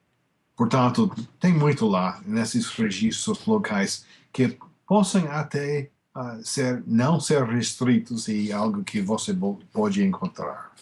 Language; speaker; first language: Portuguese; non-native, fluent; English